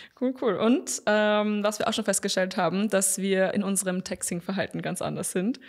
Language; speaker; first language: German; native; German